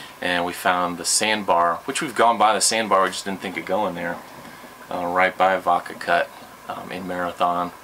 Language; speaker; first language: English; native; English